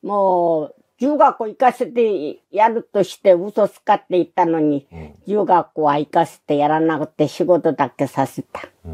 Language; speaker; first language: Japanese; non-native, learner; Korean